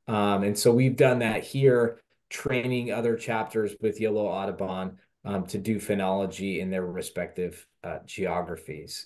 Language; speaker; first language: English; native; English